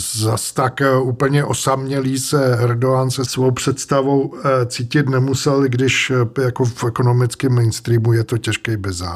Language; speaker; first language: Czech; native; Czech